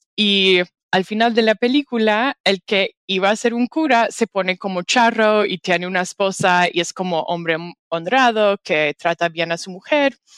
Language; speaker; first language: Spanish; non-native, fluent; English